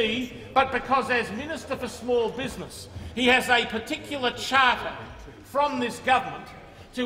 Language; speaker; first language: English; native; English